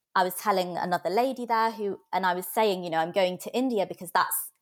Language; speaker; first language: English; native; English